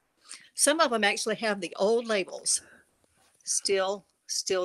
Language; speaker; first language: English; native; English